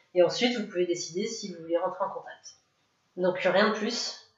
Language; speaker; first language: French; native; French